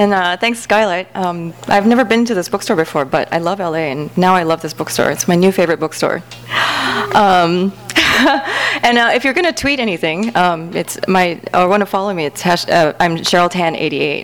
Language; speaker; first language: English; native; English